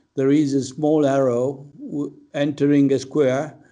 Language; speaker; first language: English; non-native, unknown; Italian